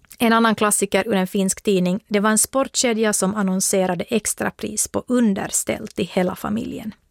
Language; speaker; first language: Swedish; native; Swedish